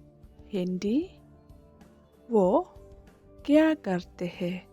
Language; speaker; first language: Hindi; non-native, learner; Khasi